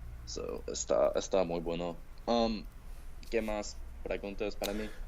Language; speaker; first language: Spanish; non-native, learner; English